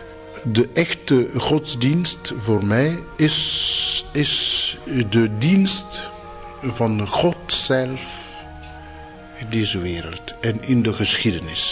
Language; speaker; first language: Dutch; non-native, fluent; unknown